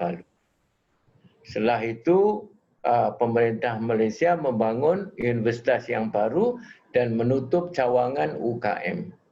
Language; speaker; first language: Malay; non-native, local second language; Javanese